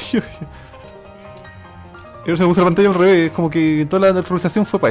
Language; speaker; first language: Spanish; native; Spanish